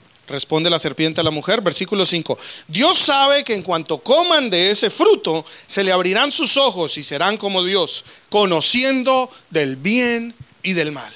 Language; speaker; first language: Spanish; native; Spanish